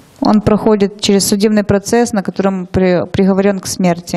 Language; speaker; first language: Russian; native; Russian